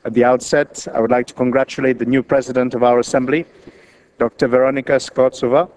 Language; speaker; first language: English; non-native, local second language; Seselwa Creole French